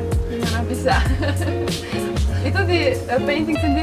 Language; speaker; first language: Indonesian; non-native, learner; Romanian